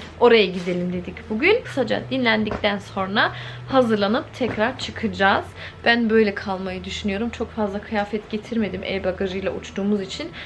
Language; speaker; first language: Turkish; early bilingual, heritage; Turkish